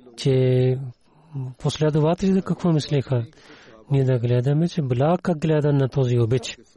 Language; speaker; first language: Bulgarian; non-native, learner; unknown